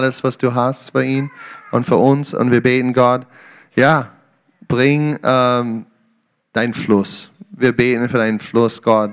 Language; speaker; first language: German; non-native, fluent; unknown